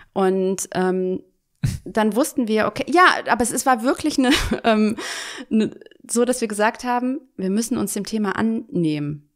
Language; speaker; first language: German; native; German